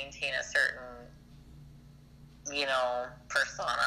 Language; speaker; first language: English; native; English